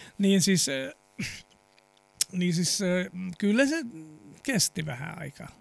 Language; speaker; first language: Finnish; non-native, fluent; Serbian